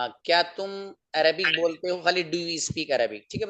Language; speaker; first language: Hindi; native; Hindi